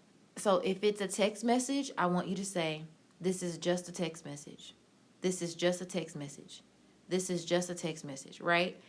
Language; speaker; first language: English; native; English